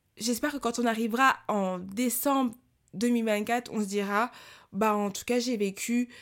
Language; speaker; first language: French; native; French